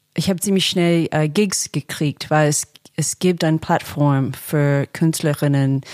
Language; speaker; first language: German; non-native, fluent; English